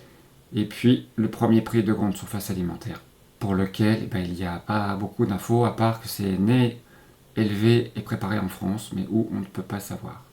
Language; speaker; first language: French; native; French